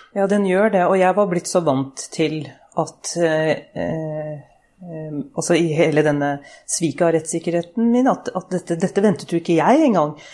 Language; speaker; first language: Norwegian; early bilingual, other home language; Urdu